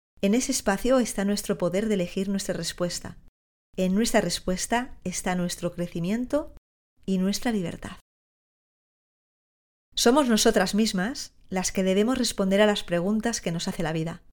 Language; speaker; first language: Spanish; native; Spanish